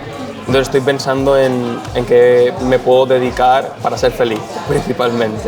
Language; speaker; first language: Spanish; native; Spanish